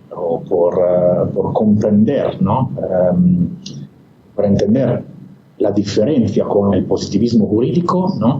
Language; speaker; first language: Spanish; non-native, fluent; Italian